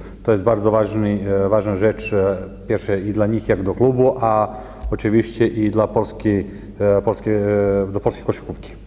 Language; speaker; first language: Polish; non-native, learner; Serbian